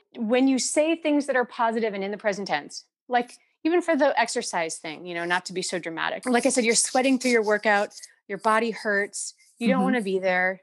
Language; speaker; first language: English; native; English